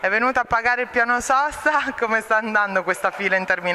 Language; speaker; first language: Italian; native; Italian